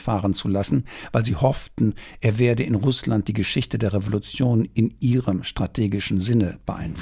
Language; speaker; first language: German; native; German